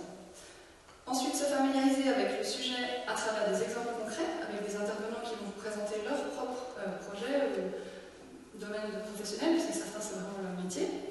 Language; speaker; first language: French; native; French